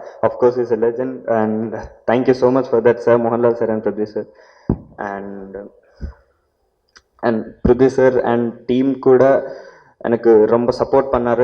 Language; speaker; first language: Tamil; non-native, learner; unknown